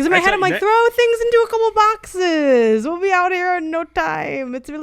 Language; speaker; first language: English; native; English